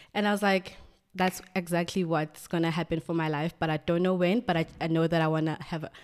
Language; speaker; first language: English; non-native, local second language; Zulu